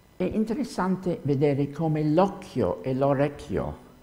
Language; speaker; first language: Italian; non-native, fluent; English